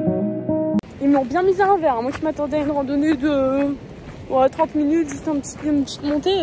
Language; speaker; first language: French; native; French